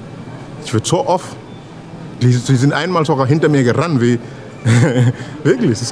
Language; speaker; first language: German; non-native, learner; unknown